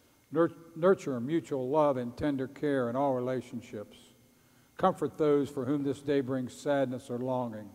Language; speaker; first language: English; native; English